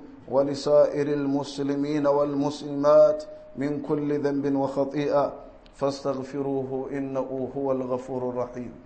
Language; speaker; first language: Arabic; non-native, fluent; Hausa